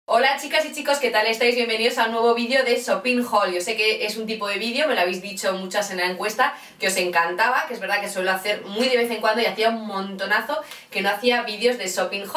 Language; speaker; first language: Spanish; native; Spanish